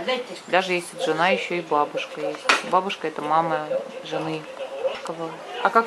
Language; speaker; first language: Russian; native; Russian